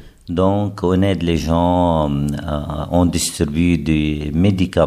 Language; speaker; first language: French; non-native, fluent; Arabic